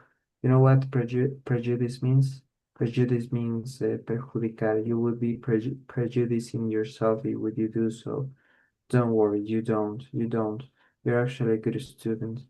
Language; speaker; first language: English; non-native, fluent; Spanish